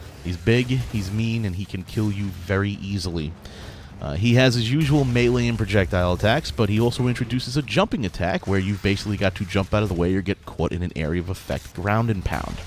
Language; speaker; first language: English; native; English